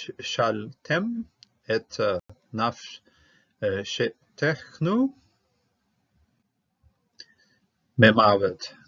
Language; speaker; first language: Hebrew; non-native, fluent; English